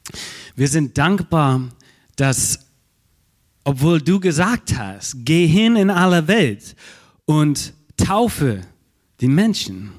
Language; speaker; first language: German; non-native, fluent; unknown